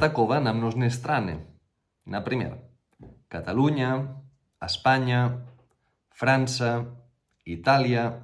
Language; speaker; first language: Russian; non-native, fluent; Catalan